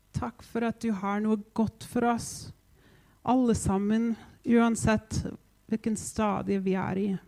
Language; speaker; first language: Norwegian; non-native, fluent; English